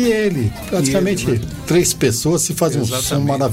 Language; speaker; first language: Portuguese; native; Portuguese